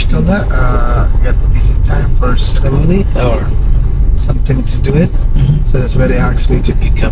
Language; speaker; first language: English; non-native, learner; Balinese